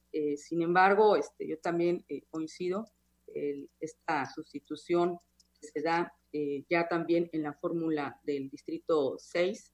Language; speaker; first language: Spanish; native; Spanish